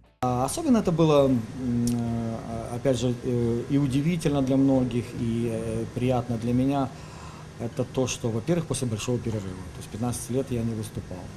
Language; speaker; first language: Russian; native; Russian